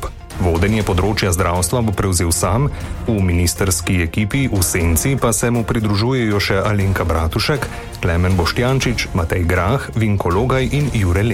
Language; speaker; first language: Slovenian; native; Slovenian